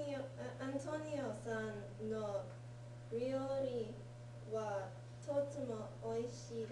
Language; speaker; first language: Japanese; non-native, learner; English